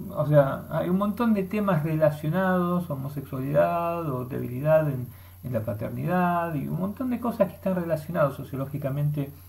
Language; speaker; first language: Spanish; early bilingual, heritage; Spanish